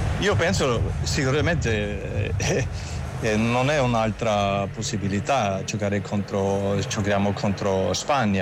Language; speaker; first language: Italian; non-native, fluent; German